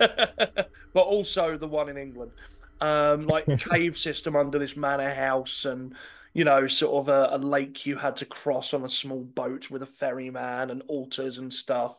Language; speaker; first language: English; native; English